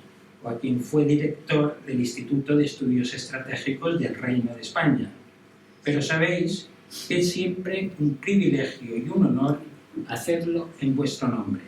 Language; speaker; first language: Spanish; native; Spanish